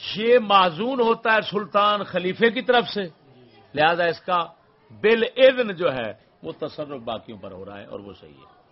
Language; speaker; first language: Urdu; non-native, local second language; Punjabi